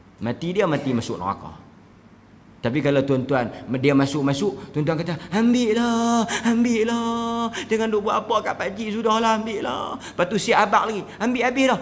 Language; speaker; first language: Malay; native; Malay